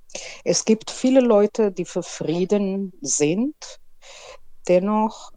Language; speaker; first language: German; non-native, fluent; Hebrew